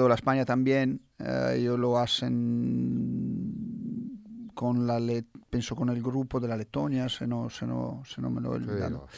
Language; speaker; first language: Spanish; non-native, fluent; Italian